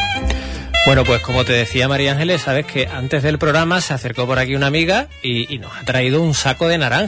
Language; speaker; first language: Spanish; native; Spanish